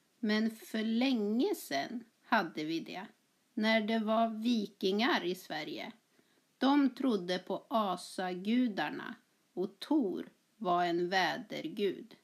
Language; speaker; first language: Swedish; native; Swedish